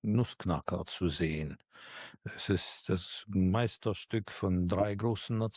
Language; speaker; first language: German; non-native, fluent; Russian